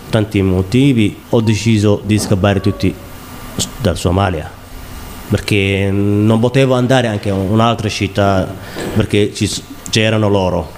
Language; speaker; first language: Italian; non-native, learner; Somali